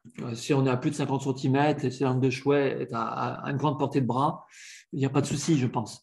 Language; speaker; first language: French; native; French